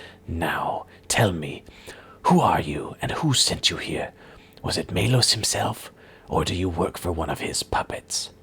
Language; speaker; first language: English; native; English